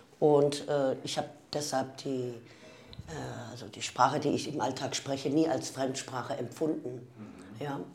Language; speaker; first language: German; early bilingual, other home language; Turkish